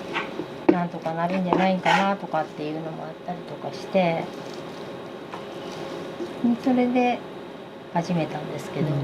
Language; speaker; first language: Japanese; native; Japanese